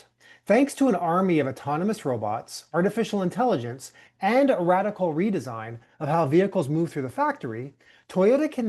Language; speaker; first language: English; native; English